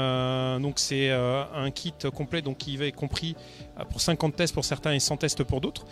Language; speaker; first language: French; native; French